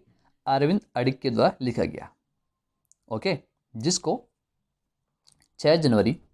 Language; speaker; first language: Hindi; native; Hindi